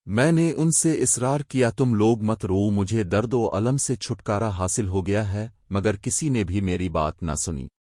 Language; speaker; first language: Urdu; native; Urdu